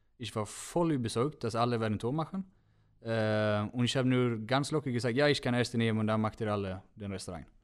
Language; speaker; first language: German; non-native, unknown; Swedish